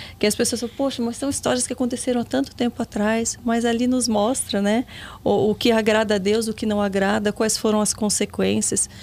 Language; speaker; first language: Portuguese; native; Portuguese